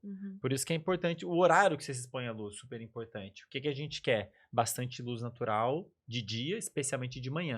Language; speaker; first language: Portuguese; native; Portuguese